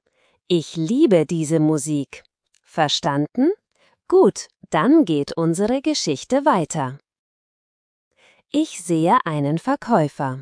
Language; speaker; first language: German; non-native, fluent; Spanish